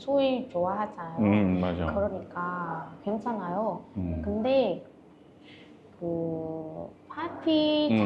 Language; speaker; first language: Korean; non-native, learner; Vietnamese